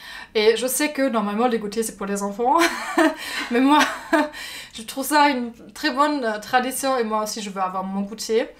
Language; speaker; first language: French; non-native, fluent; German